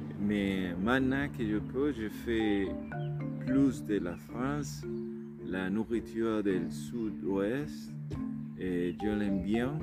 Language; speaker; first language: French; non-native, learner; Spanish